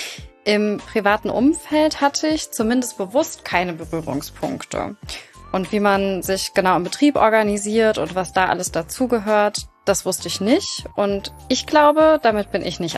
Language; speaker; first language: German; native; German